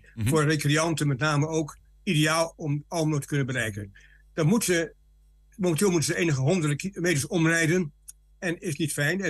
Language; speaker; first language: Dutch; native; Dutch